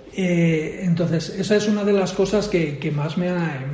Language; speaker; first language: Spanish; native; Spanish